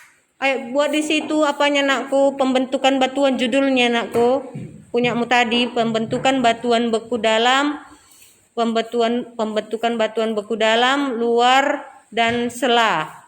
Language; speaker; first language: Indonesian; native; Indonesian